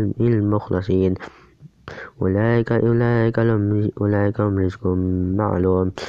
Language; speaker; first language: Arabic; non-native, learner; Indonesian